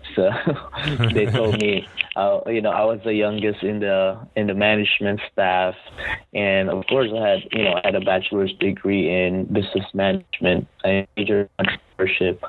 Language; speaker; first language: English; non-native, local second language; Filipino